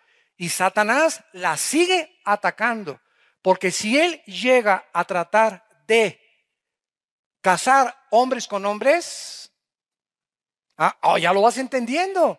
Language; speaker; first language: Spanish; native; Spanish